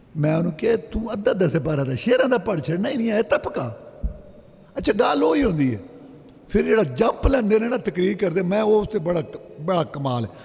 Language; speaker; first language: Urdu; non-native, local second language; Punjabi